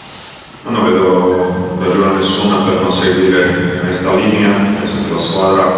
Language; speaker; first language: Italian; non-native, fluent; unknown